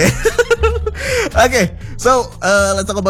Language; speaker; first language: English; non-native, local second language; Indonesian